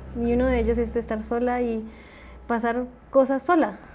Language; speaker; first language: Spanish; native; Spanish